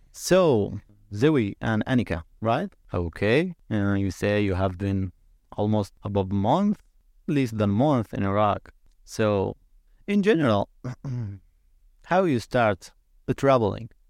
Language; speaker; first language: English; non-native, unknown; Arabic